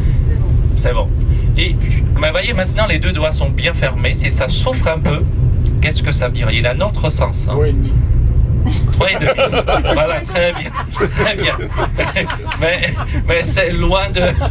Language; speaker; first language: French; non-native, fluent; Chinese